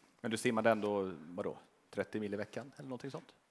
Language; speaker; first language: Swedish; native; Swedish